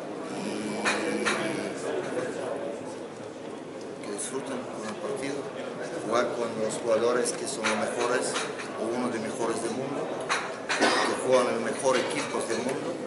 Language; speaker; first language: Spanish; non-native, fluent; Croatian